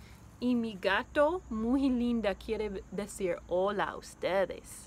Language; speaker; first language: Spanish; non-native, learner; English